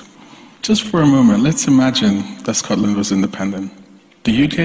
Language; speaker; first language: English; non-native, local second language; Yoruba